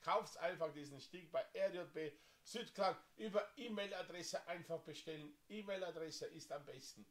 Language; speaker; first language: German; non-native, fluent; Slovenian